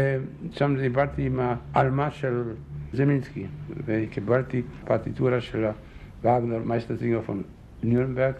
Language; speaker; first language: Hebrew; non-native, fluent; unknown